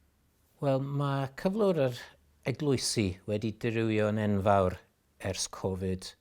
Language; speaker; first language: Welsh; native; Welsh